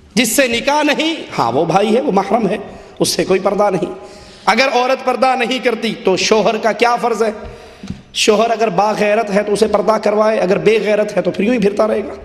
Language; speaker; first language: Urdu; non-native, local second language; Punjabi